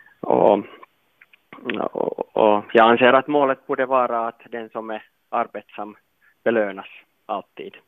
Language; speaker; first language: Swedish; non-native, local second language; Finnish